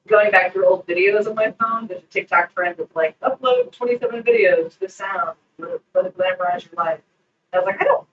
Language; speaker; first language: English; native; English